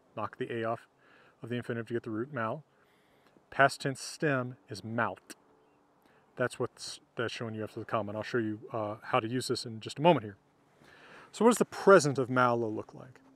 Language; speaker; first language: English; native; English